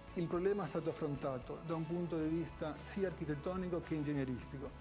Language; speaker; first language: Italian; non-native, fluent; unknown